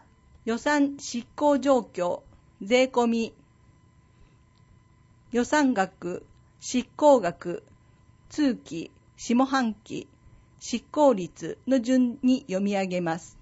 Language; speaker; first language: Japanese; native; Japanese